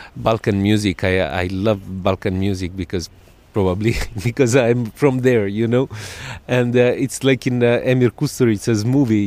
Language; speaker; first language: English; non-native, fluent; Serbian